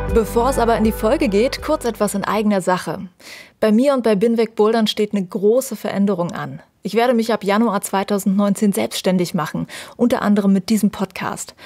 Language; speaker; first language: German; native; German